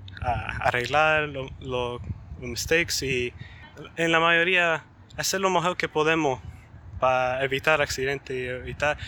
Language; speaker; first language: Spanish; early bilingual, heritage; Spanish